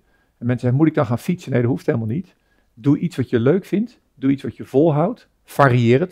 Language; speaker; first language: Dutch; native; Dutch